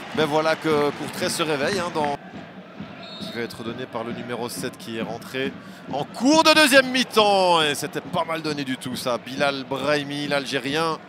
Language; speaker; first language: French; native; French